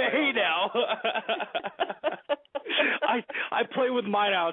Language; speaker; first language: English; native; English